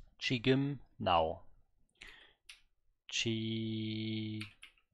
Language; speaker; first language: Korean; non-native, learner; German